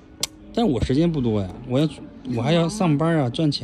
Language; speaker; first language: Chinese; native; Chinese